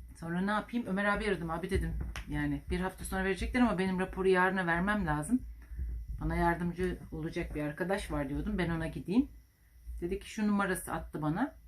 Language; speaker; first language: Turkish; native; Turkish